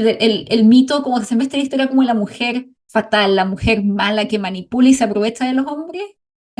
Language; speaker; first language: Spanish; native; Spanish